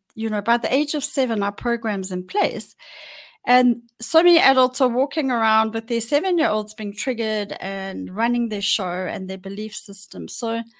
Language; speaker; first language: English; native; English